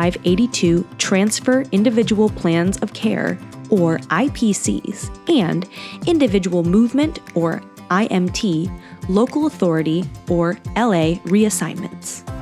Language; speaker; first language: English; native; English